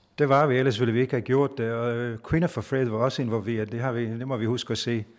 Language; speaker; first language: Danish; non-native, fluent; Italian